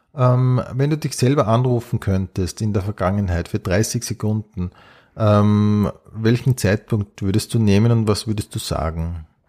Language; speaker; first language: German; native; German